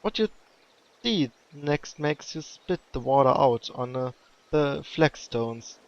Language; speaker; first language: English; non-native, fluent; German